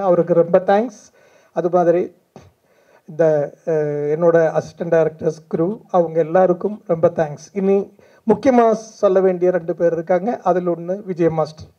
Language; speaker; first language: Tamil; non-native, fluent; Malayalam